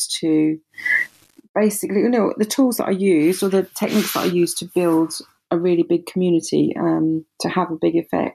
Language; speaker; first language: English; native; English